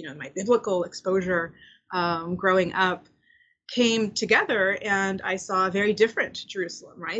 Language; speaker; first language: English; early bilingual, other home language; Spanish